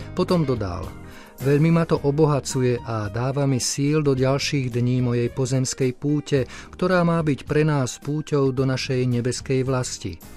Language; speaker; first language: Slovak; native; Slovak